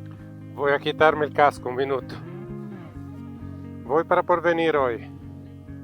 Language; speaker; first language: Spanish; non-native, learner; Italian